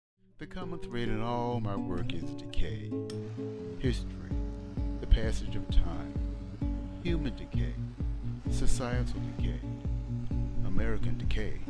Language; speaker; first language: English; native; English